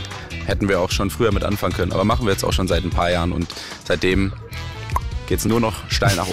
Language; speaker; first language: German; native; German